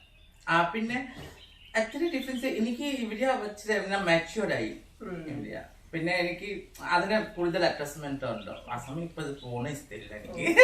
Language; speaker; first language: Malayalam; non-native, learner; Assamese